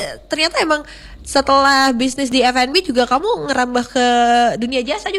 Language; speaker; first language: Indonesian; native; Indonesian